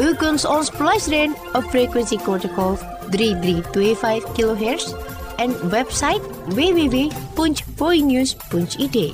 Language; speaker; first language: Dutch; non-native, fluent; Indonesian